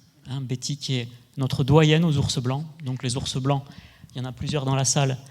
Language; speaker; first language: French; native; French